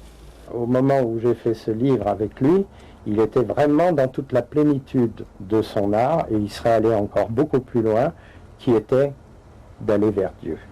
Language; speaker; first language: French; native; French